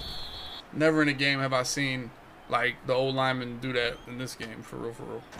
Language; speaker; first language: English; native; English